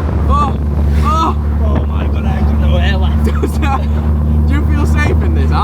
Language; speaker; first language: English; native; English